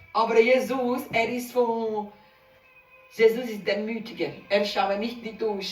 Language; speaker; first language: German; non-native, learner; Portuguese